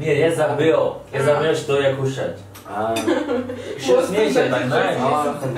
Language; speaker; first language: Russian; non-native, learner; Chinese